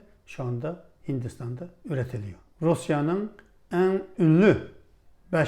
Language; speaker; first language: Turkish; non-native, fluent; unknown